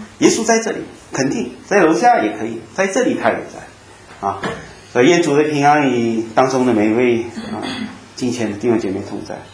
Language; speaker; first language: Chinese; native; Chinese